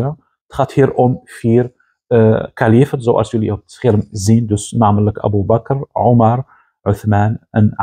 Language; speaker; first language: Dutch; non-native, fluent; Arabic